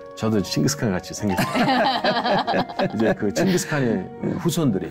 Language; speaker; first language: Korean; non-native, fluent; Mongolian